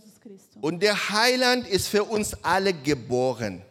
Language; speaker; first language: German; non-native, learner; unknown